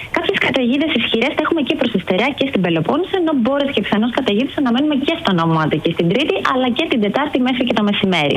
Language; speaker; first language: Greek; native; Greek